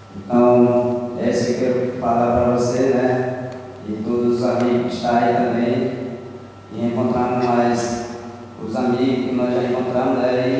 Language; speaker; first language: Portuguese; non-native, local second language; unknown